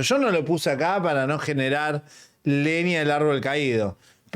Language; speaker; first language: Spanish; native; Spanish